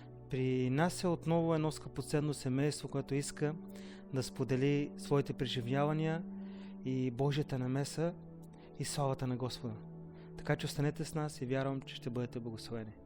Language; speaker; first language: Bulgarian; native; Bulgarian